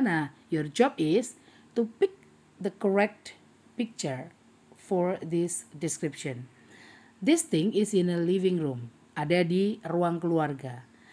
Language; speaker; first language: English; non-native, fluent; Indonesian